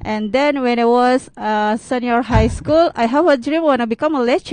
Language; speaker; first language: English; non-native, learner; Indonesian